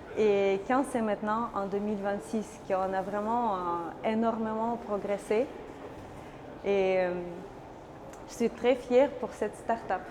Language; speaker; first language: French; non-native, learner; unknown